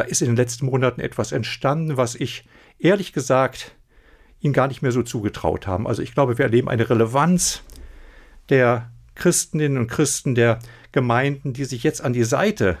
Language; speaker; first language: German; native; German